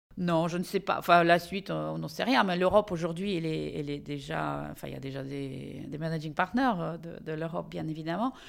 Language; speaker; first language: French; non-native, fluent; Russian